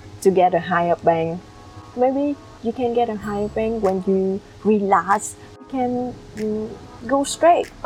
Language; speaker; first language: English; non-native, learner; Vietnamese